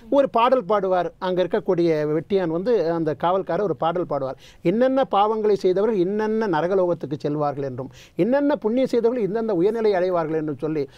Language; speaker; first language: Tamil; native; Tamil